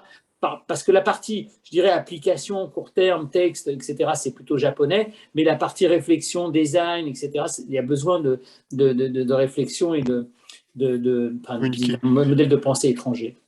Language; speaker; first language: French; native; French